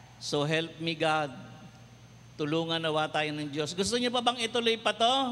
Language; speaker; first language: Filipino; non-native, local second language; Cebuano